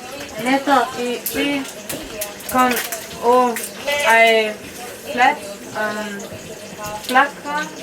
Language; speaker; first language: Spanish; non-native, learner; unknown